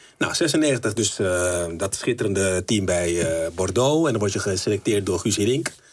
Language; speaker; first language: Dutch; native; Dutch